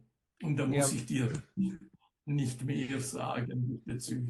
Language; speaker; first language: German; non-native, local second language; Italian